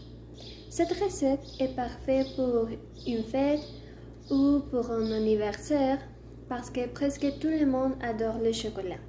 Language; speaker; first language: French; non-native, learner; Spanish